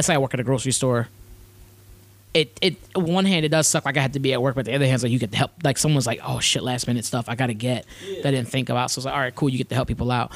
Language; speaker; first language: English; native; English